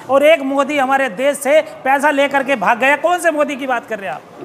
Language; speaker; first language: Hindi; native; Hindi